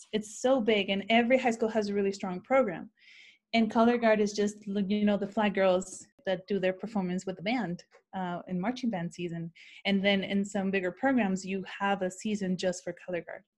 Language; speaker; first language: English; non-native, fluent; Spanish